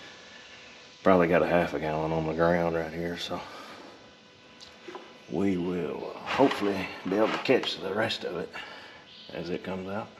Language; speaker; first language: English; native; English